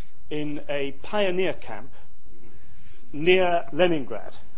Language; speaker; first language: English; native; English